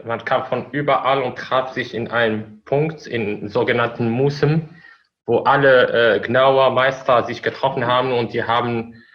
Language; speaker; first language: German; non-native, fluent; Arabic